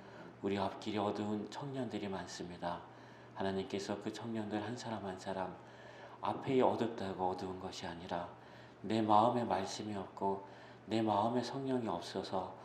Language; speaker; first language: Korean; native; Korean